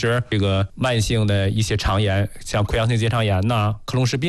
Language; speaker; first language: Chinese; native; Chinese